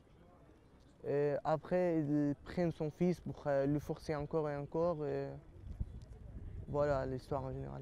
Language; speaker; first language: French; early bilingual, other home language; Arabic